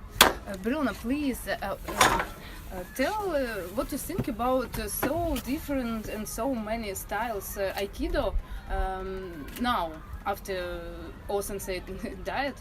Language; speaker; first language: English; non-native, learner; Russian